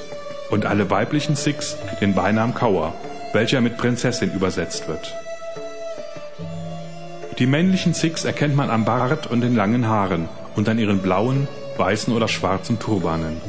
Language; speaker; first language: German; native; German